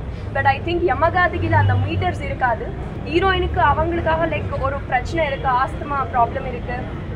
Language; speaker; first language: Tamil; non-native, learner; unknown